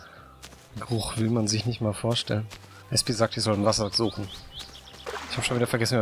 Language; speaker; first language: German; native; German